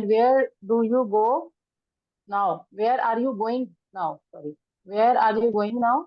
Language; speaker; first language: English; non-native, learner; Urdu